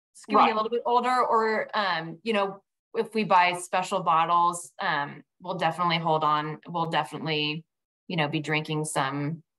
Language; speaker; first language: English; native; English